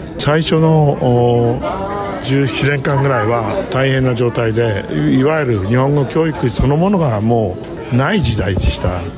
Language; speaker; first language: Japanese; native; Japanese